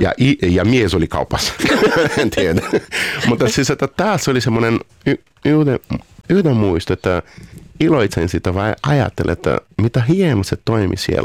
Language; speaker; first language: Finnish; non-native, fluent; Portuguese